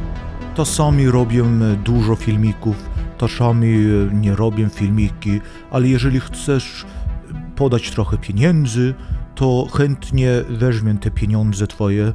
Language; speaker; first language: Polish; non-native, learner; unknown